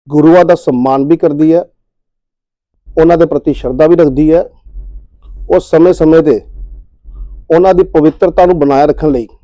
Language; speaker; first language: Hindi; non-native, local second language; Punjabi